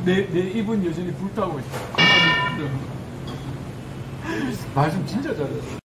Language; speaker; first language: Korean; native; Korean